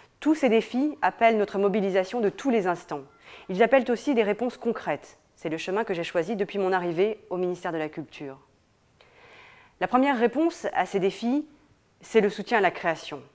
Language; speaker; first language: French; native; French